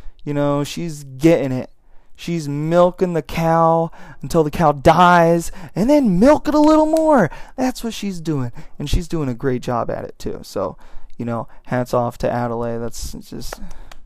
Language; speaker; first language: English; native; English